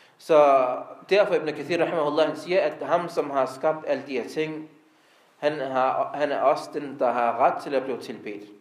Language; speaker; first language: Danish; early bilingual, other home language; Arabic